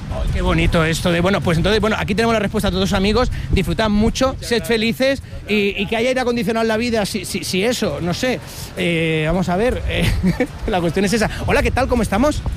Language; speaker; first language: Spanish; native; Spanish